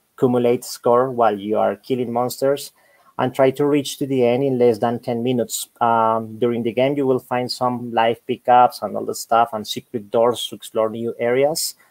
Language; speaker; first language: English; non-native, fluent; Spanish